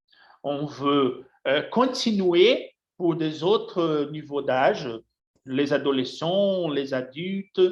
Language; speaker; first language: French; non-native, fluent; Portuguese